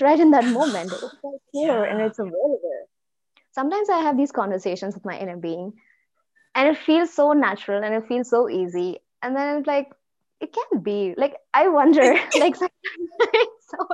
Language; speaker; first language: English; non-native, local second language; Hindi